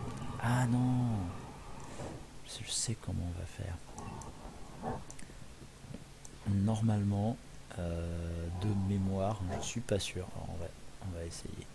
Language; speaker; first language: French; native; French